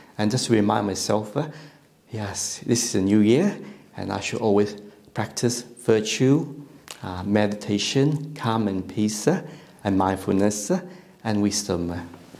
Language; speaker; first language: English; non-native, local second language; Chinese